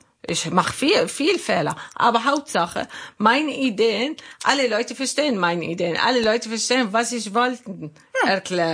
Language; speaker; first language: German; non-native, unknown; Arabic